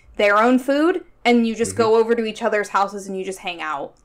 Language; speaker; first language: English; native; English